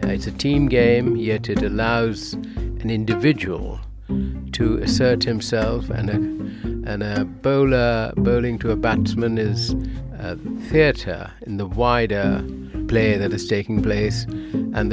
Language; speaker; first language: English; non-native, local second language; Bangla